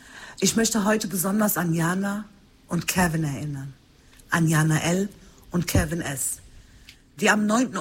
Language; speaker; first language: German; early bilingual, other home language; Turkish